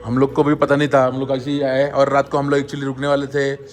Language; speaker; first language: Hindi; non-native, local second language; Marathi